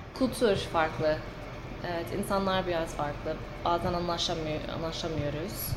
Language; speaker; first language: Turkish; early bilingual, heritage; English